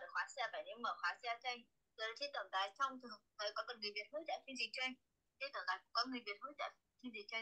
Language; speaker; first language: Vietnamese; native; Vietnamese